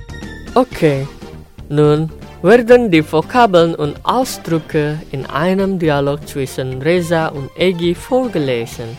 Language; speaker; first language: German; non-native, fluent; Indonesian